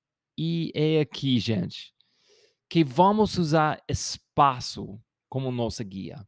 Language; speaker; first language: Portuguese; non-native, fluent; English